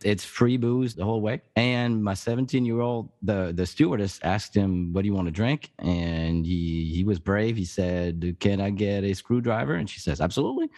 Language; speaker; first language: English; non-native, fluent; French